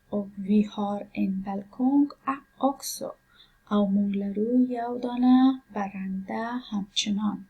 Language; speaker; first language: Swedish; non-native, fluent; Pashto